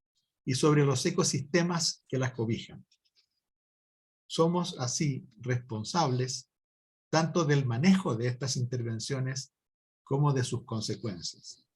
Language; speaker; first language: Spanish; native; Spanish